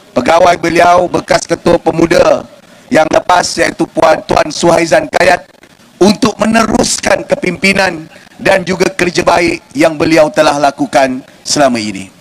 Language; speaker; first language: Malay; native; Malay